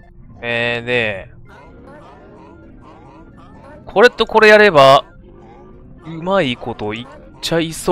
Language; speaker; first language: Japanese; native; Japanese